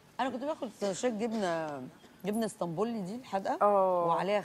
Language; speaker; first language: Arabic; native; Arabic